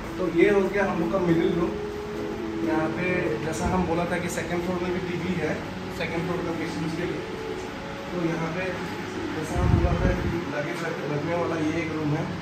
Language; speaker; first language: Hindi; non-native, local second language; Assamese